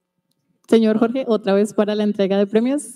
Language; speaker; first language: Spanish; native; Spanish